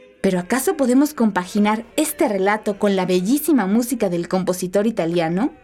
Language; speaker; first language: Spanish; native; Spanish